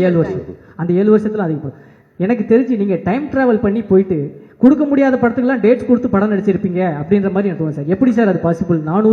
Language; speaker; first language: Tamil; native; Tamil